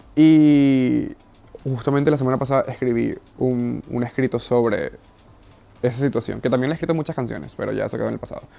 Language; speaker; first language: Spanish; native; Spanish